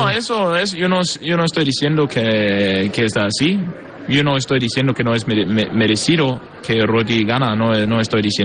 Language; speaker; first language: Spanish; non-native, fluent; Portuguese